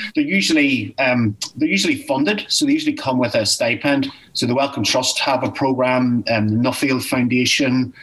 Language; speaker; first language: English; native; English